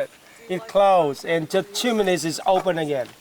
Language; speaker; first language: English; non-native, fluent; Vietnamese